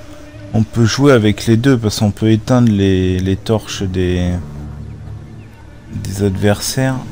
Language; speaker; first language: French; native; French